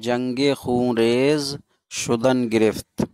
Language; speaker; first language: Persian; non-native, fluent; Urdu